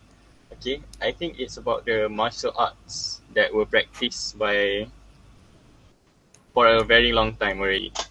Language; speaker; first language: English; non-native, local second language; Malay